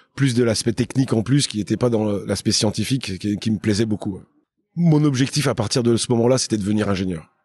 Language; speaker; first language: French; native; French